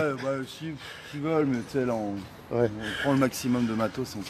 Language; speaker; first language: French; native; French